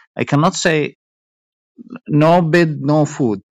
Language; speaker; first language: English; non-native, fluent; Arabic